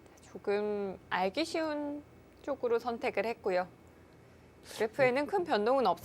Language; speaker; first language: Korean; native; Korean